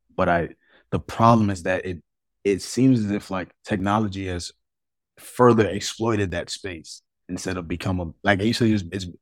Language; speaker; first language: English; native; English